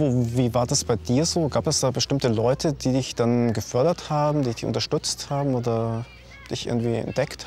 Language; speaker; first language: German; native; German